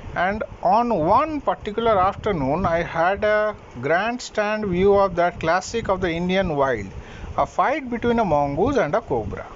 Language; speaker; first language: English; non-native, local second language; Hindi